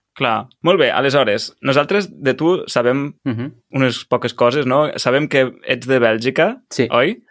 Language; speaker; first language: Catalan; native; Catalan